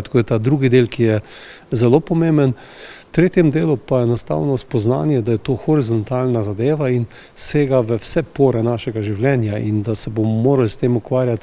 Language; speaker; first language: Slovenian; native; Slovenian